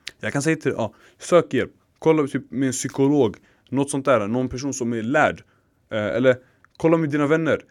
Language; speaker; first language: Swedish; early bilingual, other home language; Arabic